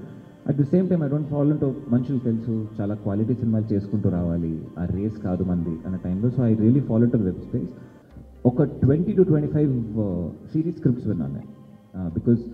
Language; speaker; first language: Telugu; native; Telugu